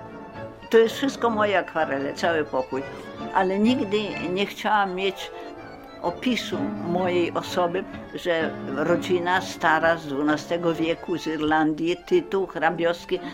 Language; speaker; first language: Polish; early bilingual, heritage; Polish